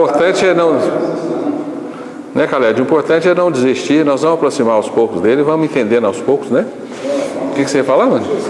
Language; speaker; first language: Portuguese; native; Portuguese